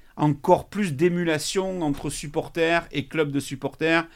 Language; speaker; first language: French; native; French